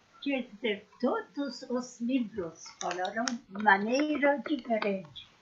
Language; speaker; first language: Portuguese; non-native, fluent; Persian